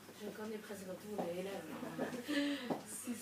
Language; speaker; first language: French; non-native, learner; Chinese